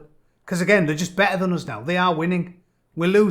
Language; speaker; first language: English; native; English